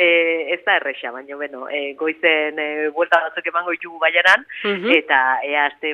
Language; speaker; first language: Basque; native; Basque